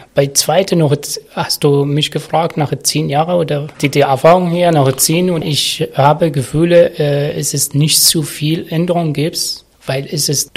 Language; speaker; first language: German; non-native, learner; Arabic